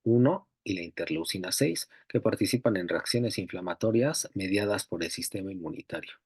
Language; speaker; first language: Spanish; native; Spanish